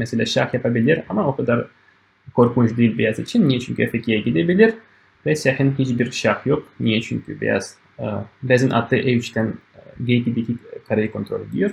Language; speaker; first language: Turkish; non-native, fluent; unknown